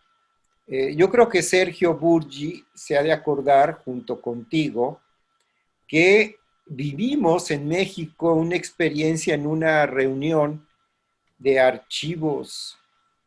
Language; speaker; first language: Spanish; native; Spanish